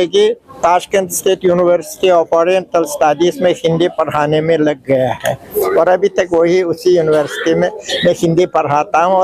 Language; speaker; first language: Hindi; non-native, fluent; Uzbek